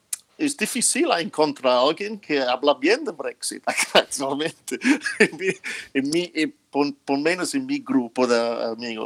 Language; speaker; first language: Spanish; non-native, fluent; English